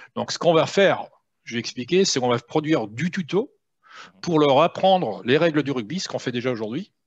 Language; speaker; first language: French; native; French